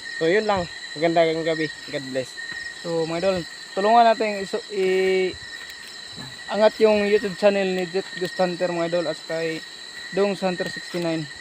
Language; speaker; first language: Filipino; non-native, local second language; Cebuano